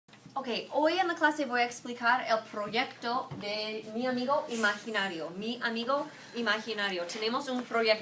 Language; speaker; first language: Spanish; non-native, fluent; English